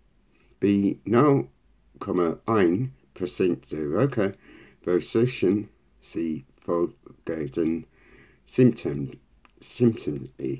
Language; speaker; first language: German; non-native, learner; English